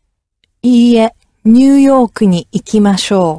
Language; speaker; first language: Japanese; non-native, learner; English